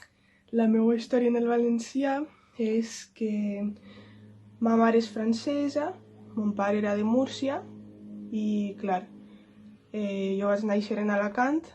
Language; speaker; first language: Catalan; non-native, local second language; Spanish